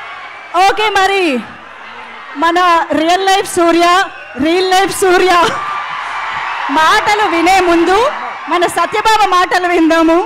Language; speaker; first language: Telugu; native; Telugu